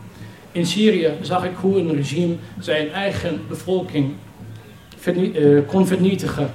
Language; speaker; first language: Dutch; non-native, fluent; Arabic